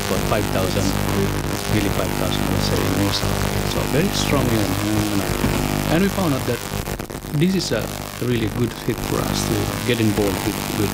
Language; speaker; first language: English; non-native, local second language; Cebuano